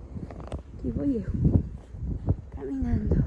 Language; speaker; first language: Spanish; non-native, learner; Portuguese